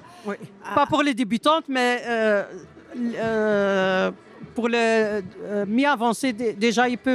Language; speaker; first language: French; non-native, fluent; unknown